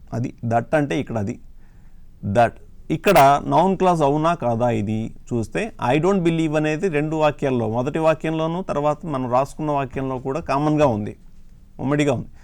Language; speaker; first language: Telugu; native; Telugu